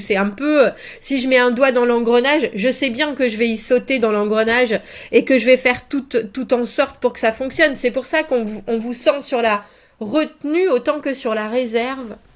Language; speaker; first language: French; native; French